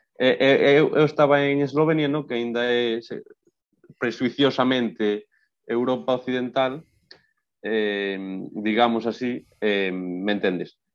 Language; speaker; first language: Galician; non-native, local second language; Spanish